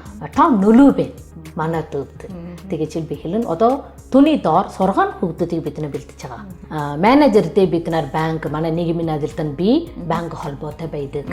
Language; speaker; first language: Mongolian; non-native, fluent; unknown